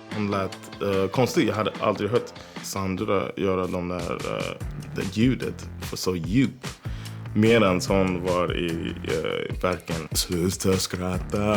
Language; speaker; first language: Swedish; non-native, fluent; English